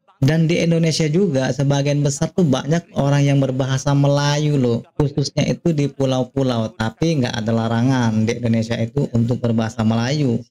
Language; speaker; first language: Indonesian; native; Indonesian